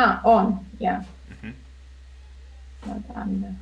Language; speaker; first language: English; non-native, learner; Russian